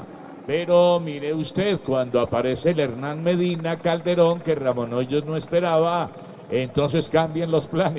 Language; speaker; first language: Spanish; native; Spanish